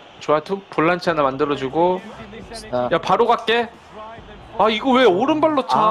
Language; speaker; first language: Korean; native; Korean